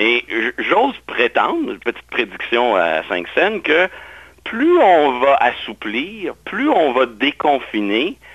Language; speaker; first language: French; native; French